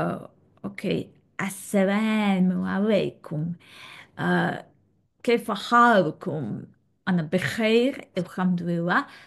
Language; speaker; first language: Arabic; non-native, learner; Serbian